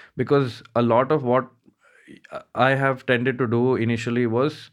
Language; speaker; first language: English; non-native, local second language; Hindi